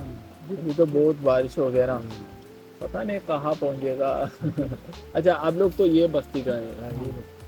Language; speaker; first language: Hindi; non-native, local second language; Malayalam